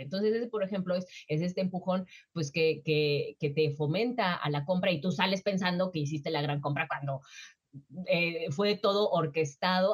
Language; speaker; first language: Spanish; native; Spanish